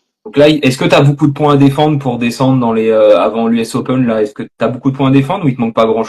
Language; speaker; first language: French; native; French